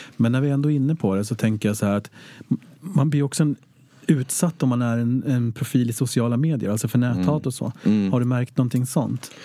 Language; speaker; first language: Swedish; native; Swedish